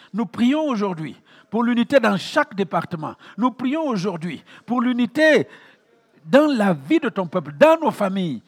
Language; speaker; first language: French; non-native, local second language; Mossi